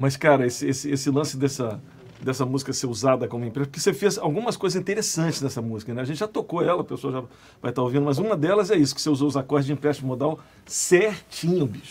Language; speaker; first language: Portuguese; native; Portuguese